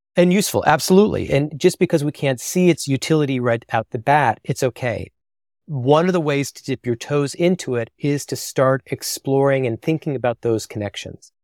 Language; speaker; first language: English; native; English